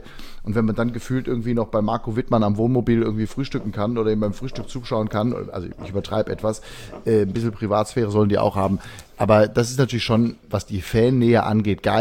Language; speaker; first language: German; native; German